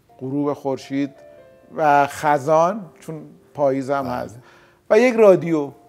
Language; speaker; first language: Persian; native; Persian